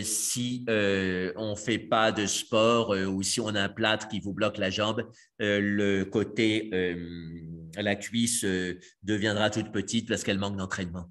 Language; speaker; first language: French; native; French